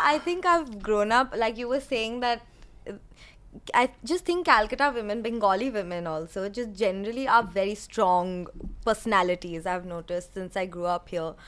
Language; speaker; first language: English; non-native, local second language; Hindi